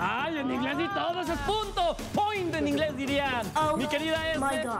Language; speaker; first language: Spanish; native; Spanish